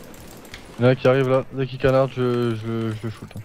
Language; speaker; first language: French; native; French